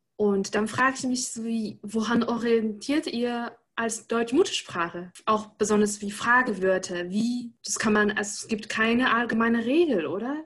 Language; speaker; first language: German; non-native, fluent; Chinese